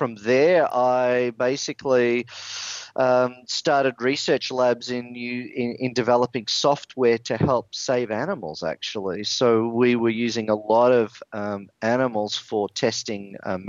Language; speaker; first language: English; native; English